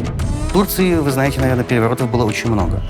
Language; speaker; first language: Russian; native; Russian